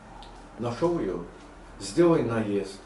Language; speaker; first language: Russian; non-native, local second language; Azerbaijani